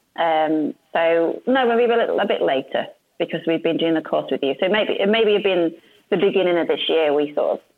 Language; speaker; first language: English; native; English